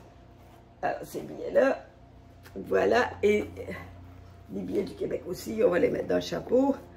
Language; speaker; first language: French; native; French